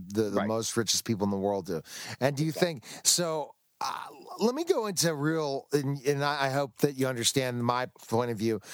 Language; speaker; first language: English; native; English